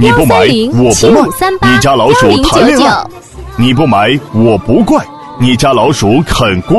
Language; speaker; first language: Chinese; native; Chinese